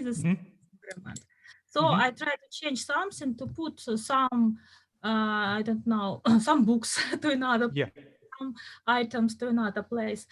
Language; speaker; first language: English; non-native, fluent; Russian